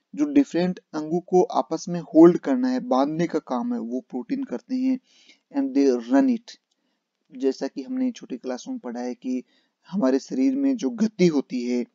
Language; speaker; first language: Hindi; native; Hindi